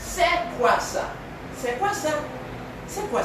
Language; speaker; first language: French; non-native, local second language; Haitian Creole